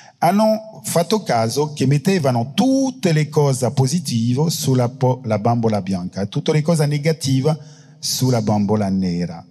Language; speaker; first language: Italian; non-native, fluent; French